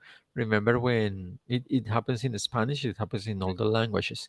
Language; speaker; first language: English; non-native, fluent; Spanish